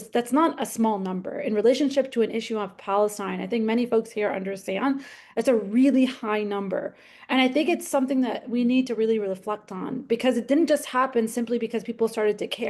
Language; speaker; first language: English; native; English